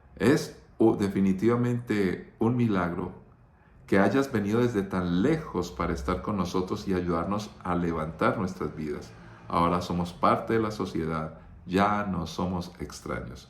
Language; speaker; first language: Spanish; native; Spanish